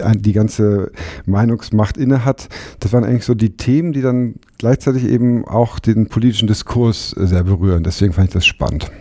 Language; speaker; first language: German; native; German